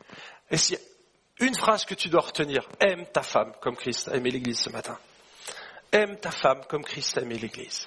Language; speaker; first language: French; native; French